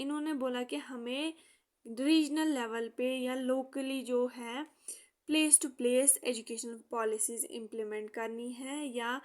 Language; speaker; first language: Hindi; native; Hindi